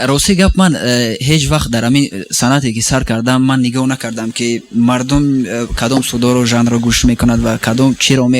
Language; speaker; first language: Persian; non-native, local second language; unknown